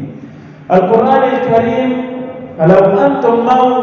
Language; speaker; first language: Indonesian; non-native, learner; Arabic